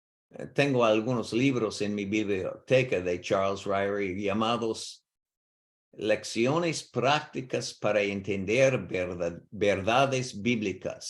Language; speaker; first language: Spanish; non-native, learner; English